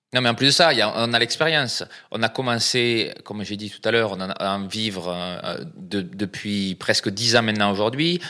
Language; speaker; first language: French; native; French